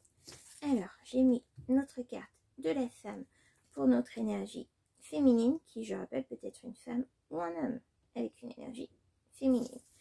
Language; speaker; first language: French; native; French